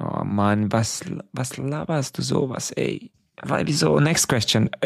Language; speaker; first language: German; non-native, fluent; Hungarian